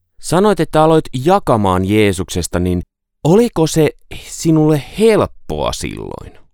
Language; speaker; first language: Finnish; native; Finnish